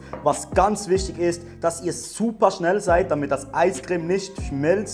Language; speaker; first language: German; native; German